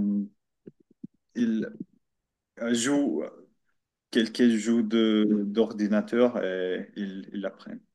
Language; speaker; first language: French; non-native, learner; Finnish